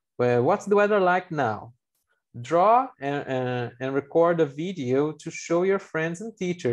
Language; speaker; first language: English; non-native, fluent; Portuguese